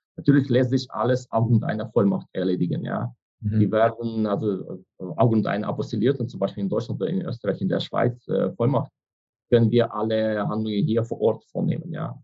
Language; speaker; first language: German; non-native, fluent; Ukrainian